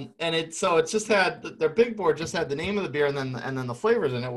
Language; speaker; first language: English; native; English